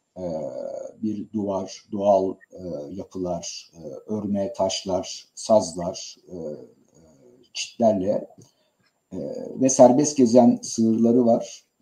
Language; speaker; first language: Turkish; native; Turkish